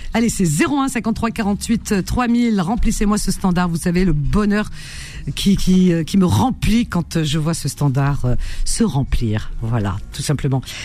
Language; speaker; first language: French; native; French